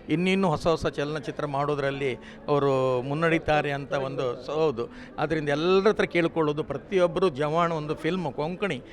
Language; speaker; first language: Kannada; non-native, local second language; Konkani